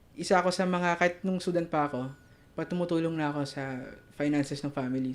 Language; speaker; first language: Filipino; non-native, local second language; Hiligaynon